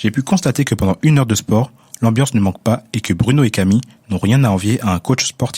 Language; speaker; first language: French; native; French